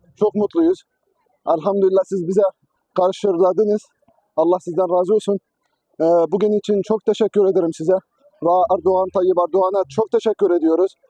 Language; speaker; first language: Turkish; non-native, learner; Arabic